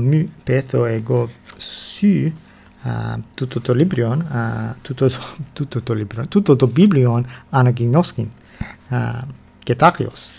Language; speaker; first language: Greek; non-native, learner; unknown